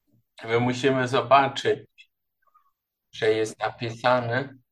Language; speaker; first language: Polish; non-native, learner; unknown